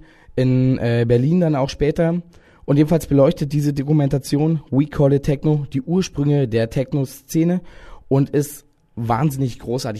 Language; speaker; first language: German; native; German